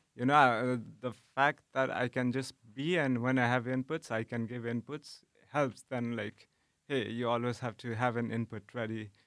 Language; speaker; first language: English; non-native, local second language; Nepali